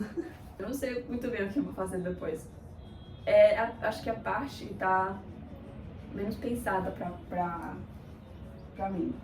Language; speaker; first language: Portuguese; non-native, fluent; Spanish